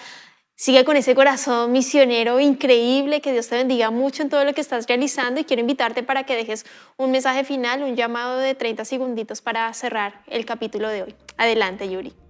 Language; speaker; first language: Spanish; native; Spanish